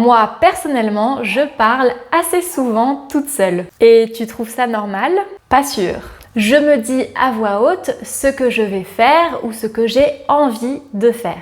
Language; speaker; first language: French; native; French